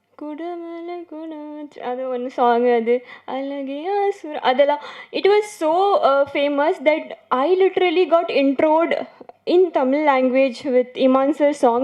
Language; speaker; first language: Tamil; non-native, learner; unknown